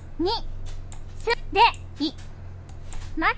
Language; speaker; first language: Japanese; non-native, learner; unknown